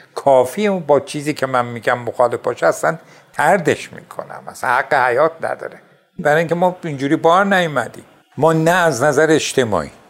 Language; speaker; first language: Persian; non-native, local second language; Azerbaijani